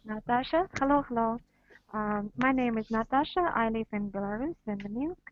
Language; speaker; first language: English; non-native, learner; Russian